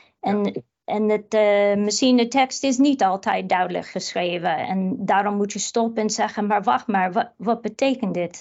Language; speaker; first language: Dutch; non-native, fluent; English